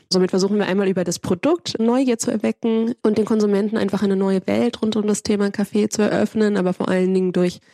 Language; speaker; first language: German; early bilingual, other home language; Spanish